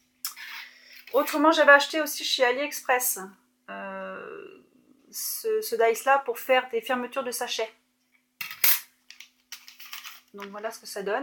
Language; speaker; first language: French; native; French